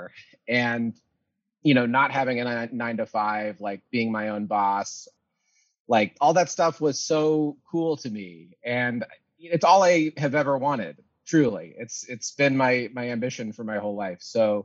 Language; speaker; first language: English; native; English